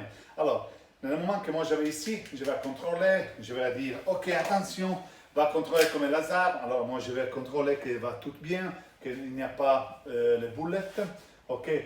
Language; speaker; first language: French; non-native, learner; Italian